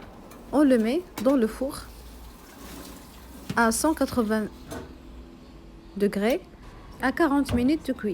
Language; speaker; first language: French; non-native, local second language; Arabic